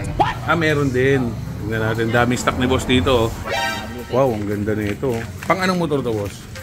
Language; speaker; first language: Filipino; native; Filipino